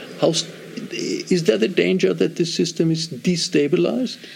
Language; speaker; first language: English; non-native, fluent; German